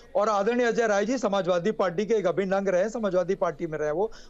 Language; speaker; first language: Hindi; native; Hindi